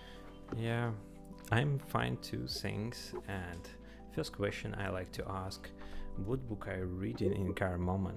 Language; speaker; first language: English; non-native, learner; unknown